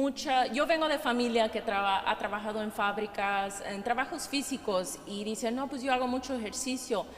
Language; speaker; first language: Spanish; early bilingual, heritage; Spanish